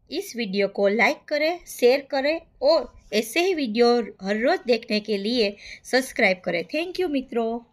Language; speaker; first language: Hindi; non-native, local second language; Gujarati